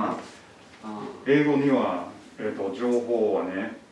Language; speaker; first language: Japanese; non-native, learner; English